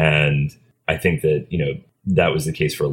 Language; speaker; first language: English; native; English